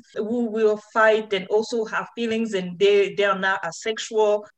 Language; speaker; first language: English; non-native, fluent; French